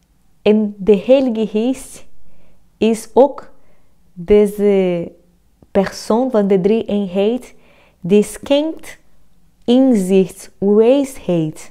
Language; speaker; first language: Dutch; non-native, fluent; Portuguese